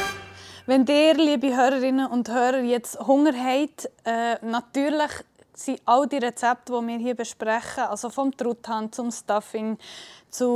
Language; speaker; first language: German; native; German